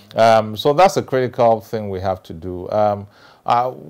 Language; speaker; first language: English; non-native, local second language; Ewe